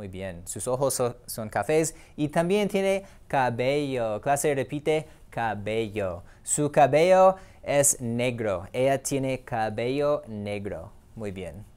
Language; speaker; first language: Spanish; non-native, fluent; English